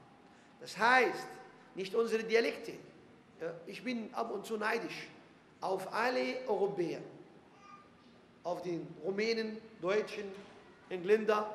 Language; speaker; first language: German; non-native, fluent; Arabic